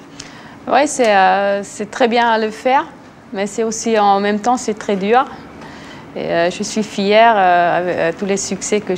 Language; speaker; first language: French; non-native, local second language; German